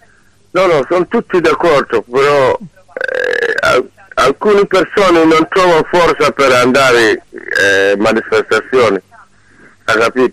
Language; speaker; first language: Italian; non-native, learner; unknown